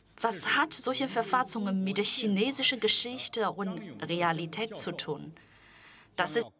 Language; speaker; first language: German; non-native, fluent; Chinese